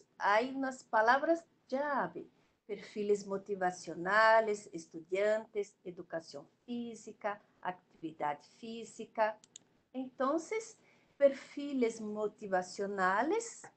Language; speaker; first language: Spanish; non-native, learner; Portuguese